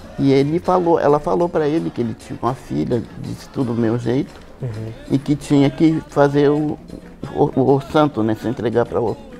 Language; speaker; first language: Portuguese; native; Portuguese